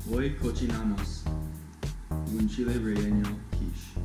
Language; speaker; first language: Spanish; non-native, learner; English